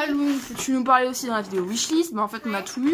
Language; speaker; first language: French; native; French